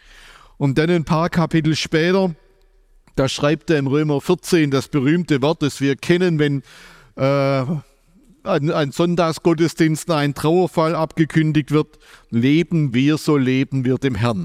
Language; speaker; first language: German; native; German